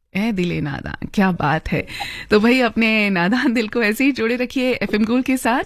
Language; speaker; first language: Hindi; native; Hindi